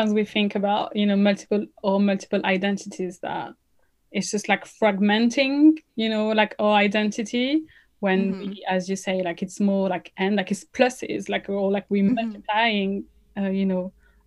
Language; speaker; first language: English; non-native, fluent; French